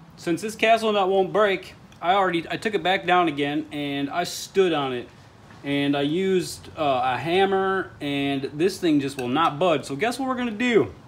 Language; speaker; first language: English; native; English